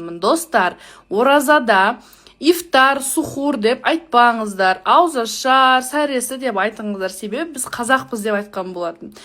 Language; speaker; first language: Kazakh; non-native, local second language; Russian